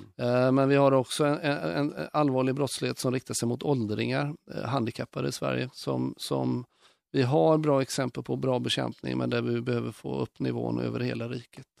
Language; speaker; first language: Swedish; native; Swedish